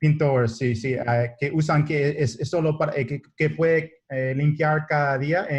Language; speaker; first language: Spanish; non-native, learner; English